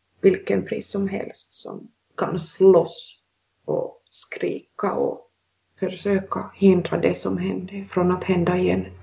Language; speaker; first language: Swedish; non-native, local second language; Finnish